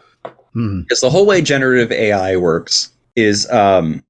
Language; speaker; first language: English; native; English